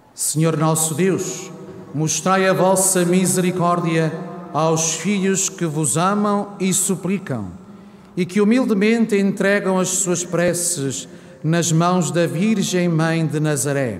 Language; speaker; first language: Portuguese; native; Portuguese